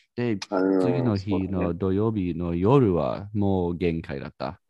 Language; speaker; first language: Japanese; non-native, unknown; English